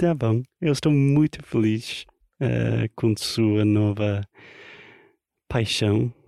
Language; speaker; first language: Portuguese; non-native, learner; English